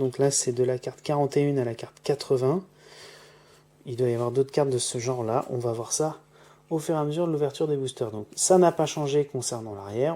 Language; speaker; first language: French; native; French